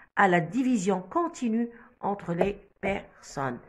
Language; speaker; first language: French; non-native, local second language; Arabic